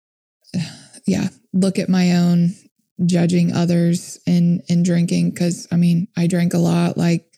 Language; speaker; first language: English; native; English